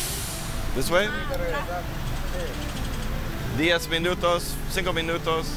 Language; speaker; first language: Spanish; non-native, learner; English